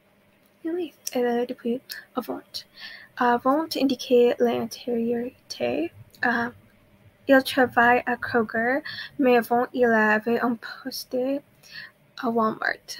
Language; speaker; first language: French; non-native, learner; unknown